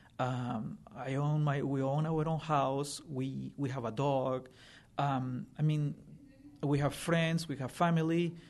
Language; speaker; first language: English; non-native, fluent; Spanish